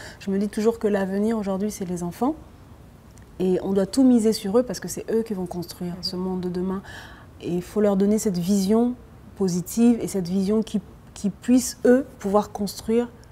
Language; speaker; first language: French; non-native, local second language; Lingala